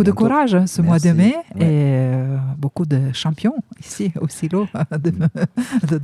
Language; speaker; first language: French; native; French